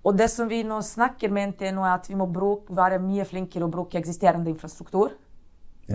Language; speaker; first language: Norwegian; non-native, fluent; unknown